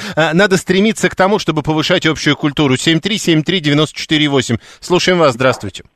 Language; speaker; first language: Russian; native; Russian